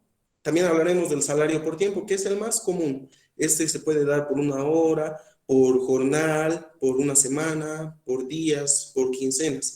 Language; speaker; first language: Spanish; native; Spanish